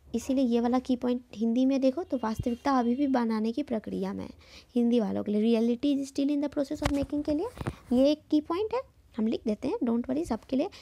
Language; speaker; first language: Hindi; native; Hindi